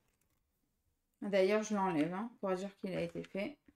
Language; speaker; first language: French; native; French